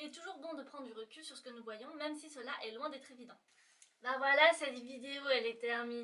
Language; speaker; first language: French; native; French